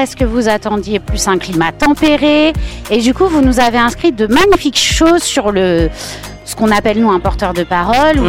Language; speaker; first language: French; native; French